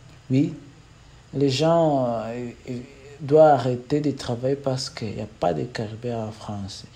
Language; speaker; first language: French; non-native, learner; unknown